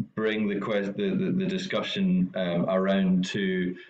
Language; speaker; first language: English; native; English